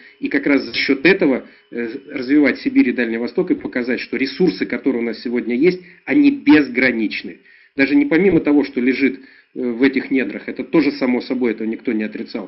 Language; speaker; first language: Russian; native; Russian